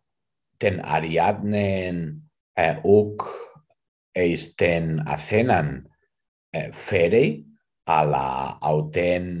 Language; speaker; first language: Greek; non-native, fluent; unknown